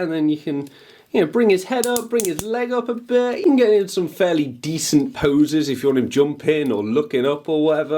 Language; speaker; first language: English; native; English